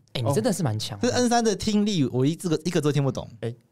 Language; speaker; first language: Chinese; native; Chinese